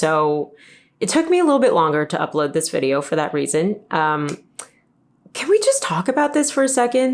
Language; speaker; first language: English; native; English